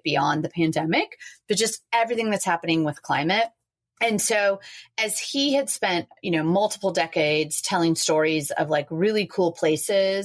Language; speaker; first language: English; native; English